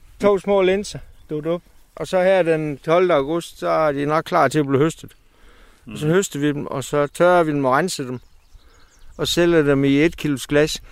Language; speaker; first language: Danish; native; Danish